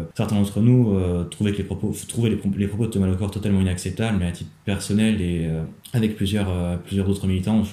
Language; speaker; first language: French; native; French